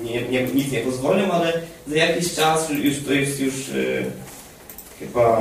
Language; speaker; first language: Polish; non-native, fluent; Ukrainian